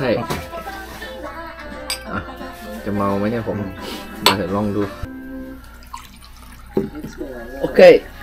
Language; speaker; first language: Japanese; non-native, learner; Thai